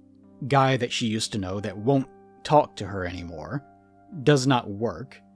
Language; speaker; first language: English; native; English